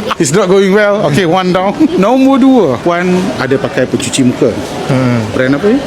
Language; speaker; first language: Malay; native; Malay